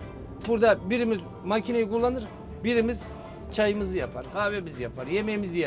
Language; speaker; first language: Turkish; native; Turkish